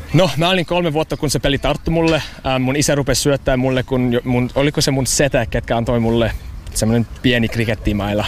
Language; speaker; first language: Finnish; non-native, learner; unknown